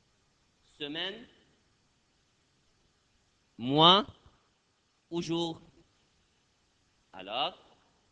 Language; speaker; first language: French; non-native, fluent; Arabic